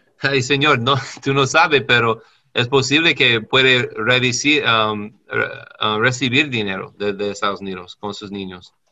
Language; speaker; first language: Spanish; non-native, learner; English